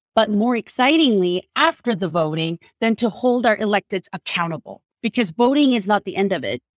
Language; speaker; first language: English; non-native, fluent; Korean